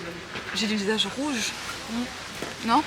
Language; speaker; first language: French; native; French